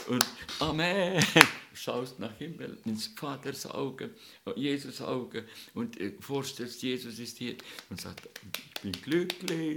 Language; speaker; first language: German; non-native, learner; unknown